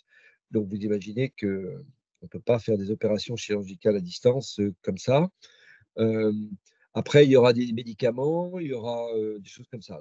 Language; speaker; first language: French; native; French